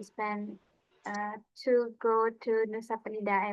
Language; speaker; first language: English; non-native, fluent; Indonesian